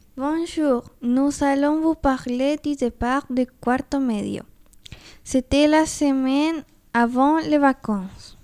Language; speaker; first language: French; non-native, learner; Spanish